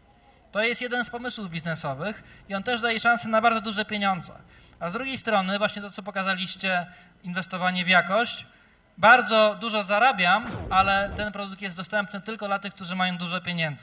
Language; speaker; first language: Polish; native; Polish